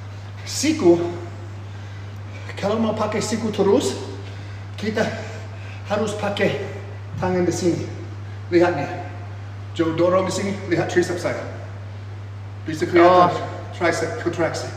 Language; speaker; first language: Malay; non-native, learner; English